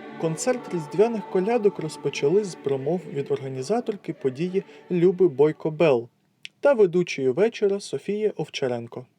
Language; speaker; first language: Ukrainian; native; Ukrainian